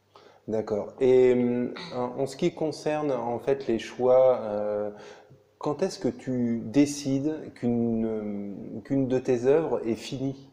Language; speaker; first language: French; native; French